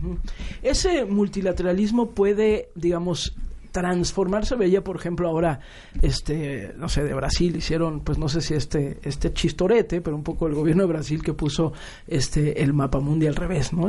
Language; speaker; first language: Spanish; native; Spanish